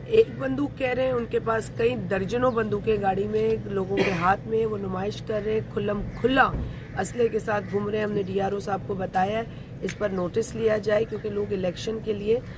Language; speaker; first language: Urdu; non-native, local second language; Sindhi